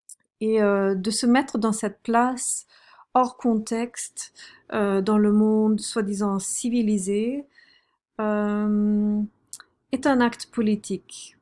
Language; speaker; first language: French; non-native, fluent; German